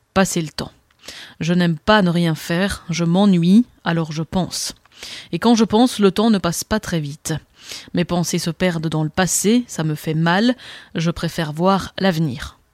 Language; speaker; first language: French; non-native, learner; Amharic